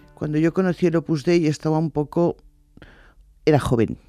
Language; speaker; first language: Spanish; native; Spanish